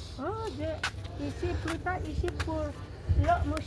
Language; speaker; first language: French; non-native, learner; Indonesian